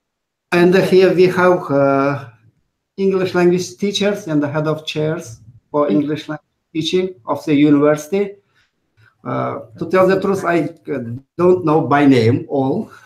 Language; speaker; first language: English; non-native, fluent; Uzbek